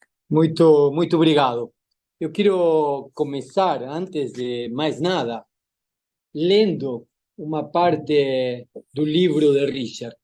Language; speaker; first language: Portuguese; non-native, fluent; Spanish